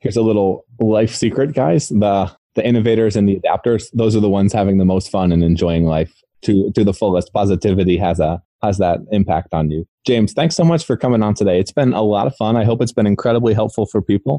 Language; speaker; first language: English; native; English